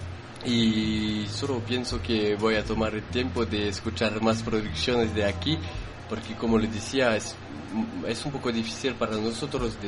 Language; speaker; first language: Spanish; non-native, fluent; French